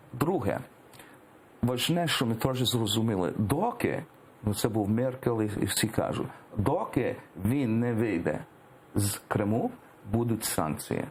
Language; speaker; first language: Ukrainian; early bilingual, heritage; English